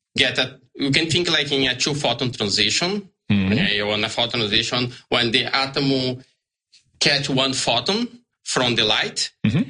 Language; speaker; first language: English; non-native, learner; Portuguese